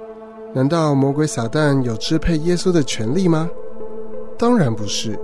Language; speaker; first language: Chinese; native; Chinese